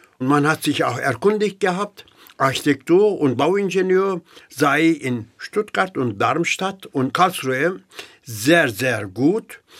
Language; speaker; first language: German; non-native, fluent; Turkish